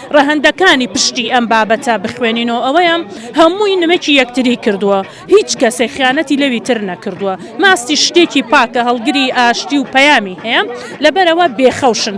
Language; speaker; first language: Central Kurdish; native; Central Kurdish